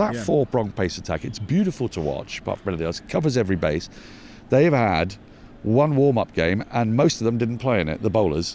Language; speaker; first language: English; native; English